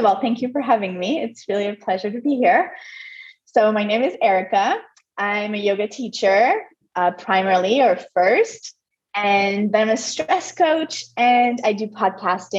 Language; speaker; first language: English; non-native, fluent; French